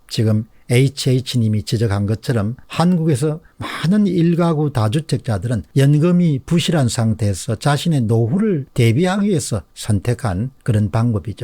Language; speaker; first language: Korean; native; Korean